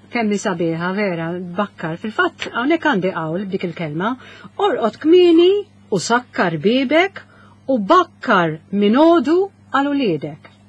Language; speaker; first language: Maltese; native; Maltese